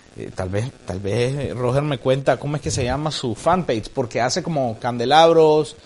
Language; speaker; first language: Spanish; native; Spanish